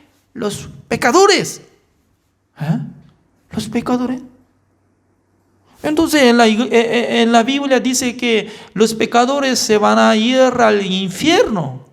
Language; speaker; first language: Spanish; non-native, learner; Korean